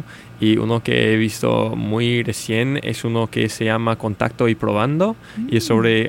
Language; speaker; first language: Spanish; non-native, fluent; English